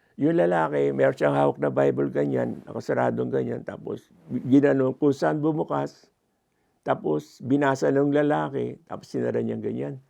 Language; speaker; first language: Filipino; non-native, local second language; Pampanga